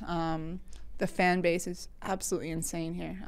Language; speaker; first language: English; native; English